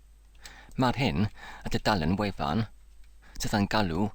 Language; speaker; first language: Welsh; non-native, learner; English